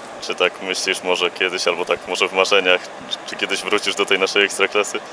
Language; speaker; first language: Polish; native; Polish